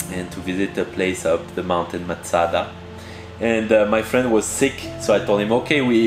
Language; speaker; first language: English; early bilingual, heritage; French